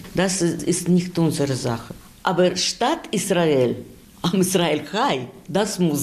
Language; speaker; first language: German; non-native, learner; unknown